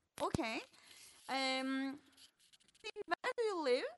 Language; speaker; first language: English; non-native, fluent; Turkish